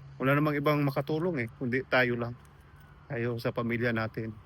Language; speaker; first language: Filipino; non-native, local second language; Cebuano